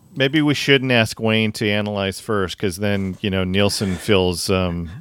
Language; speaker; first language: English; native; English